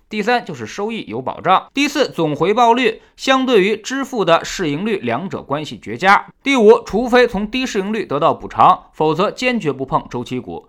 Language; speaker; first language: Chinese; native; Chinese